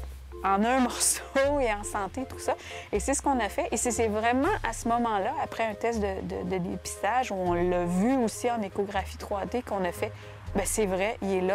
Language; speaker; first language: French; native; French